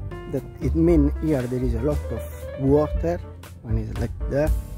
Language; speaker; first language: English; non-native, learner; Italian